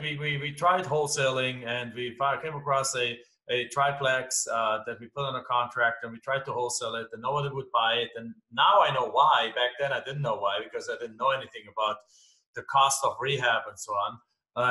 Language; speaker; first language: English; non-native, fluent; German